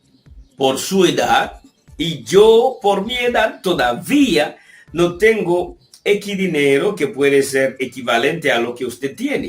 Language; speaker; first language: Spanish; non-native, fluent; Haitian Creole